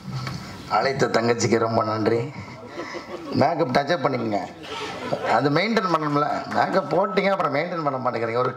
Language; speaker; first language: Tamil; native; Tamil